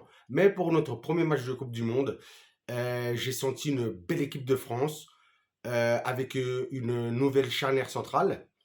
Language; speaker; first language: French; native; French